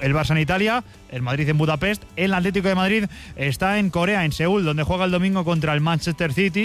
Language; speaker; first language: Spanish; native; Spanish